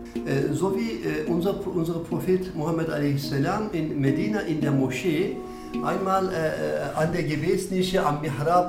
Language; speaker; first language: German; non-native, fluent; Turkish